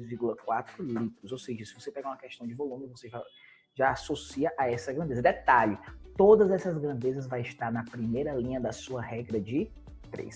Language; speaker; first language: Portuguese; native; Portuguese